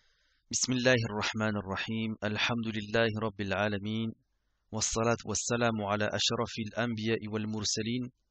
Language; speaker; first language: Arabic; non-native, fluent; French